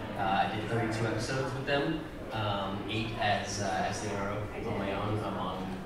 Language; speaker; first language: English; native; English